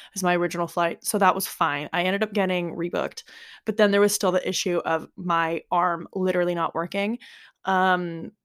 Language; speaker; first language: English; native; English